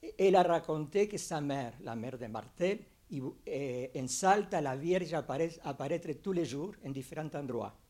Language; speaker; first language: French; non-native, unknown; Spanish